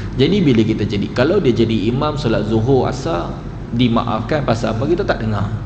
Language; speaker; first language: Malay; native; Malay